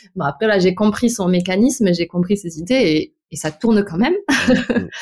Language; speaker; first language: French; native; French